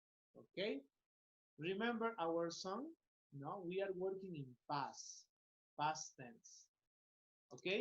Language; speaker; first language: English; non-native, fluent; Spanish